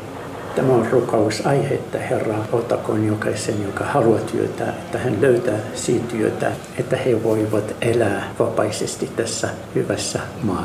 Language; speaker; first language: Finnish; non-native, fluent; Arabic